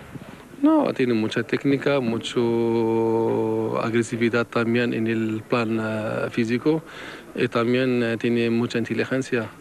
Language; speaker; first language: Spanish; non-native, fluent; Arabic